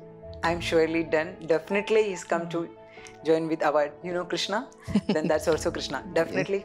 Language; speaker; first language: Tamil; non-native, learner; Malayalam